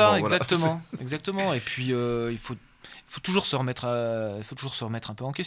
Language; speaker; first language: French; native; French